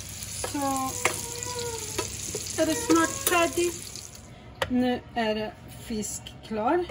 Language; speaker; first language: Swedish; non-native, fluent; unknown